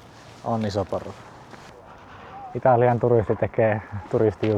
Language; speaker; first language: Finnish; native; Finnish